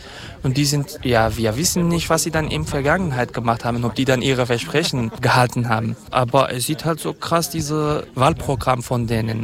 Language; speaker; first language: German; non-native, fluent; Kurdish